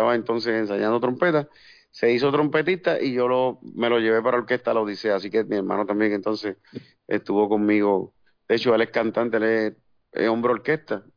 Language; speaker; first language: Spanish; native; Spanish